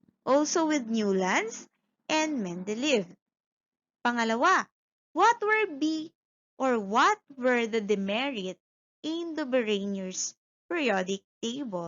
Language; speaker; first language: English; non-native, local second language; Filipino